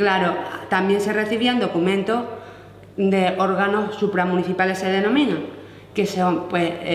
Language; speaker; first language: Spanish; native; Spanish